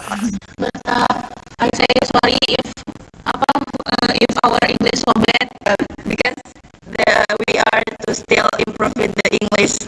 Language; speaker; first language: English; non-native, learner; Indonesian